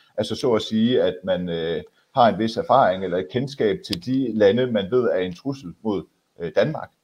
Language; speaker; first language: Danish; early bilingual, other home language; Persian